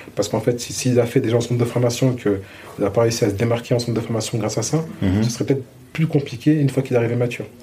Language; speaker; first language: French; native; French